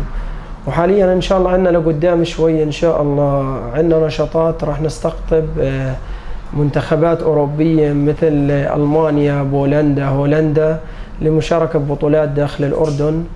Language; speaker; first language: Arabic; native; Arabic